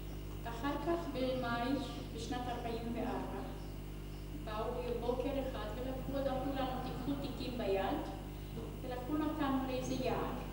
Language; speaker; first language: Hebrew; non-native, fluent; Hungarian